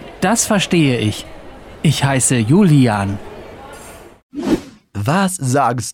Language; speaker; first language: German; non-native, fluent; Portuguese